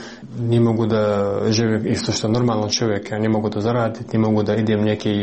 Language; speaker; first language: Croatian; non-native, learner; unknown